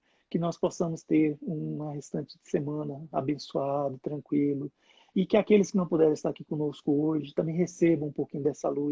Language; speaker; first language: Portuguese; native; Portuguese